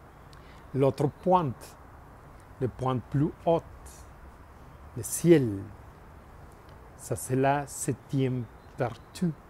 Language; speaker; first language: French; non-native, learner; Spanish